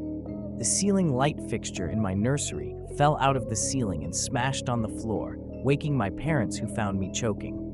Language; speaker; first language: English; native; English